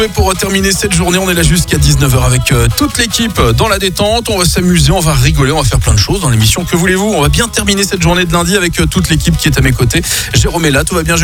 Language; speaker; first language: French; native; French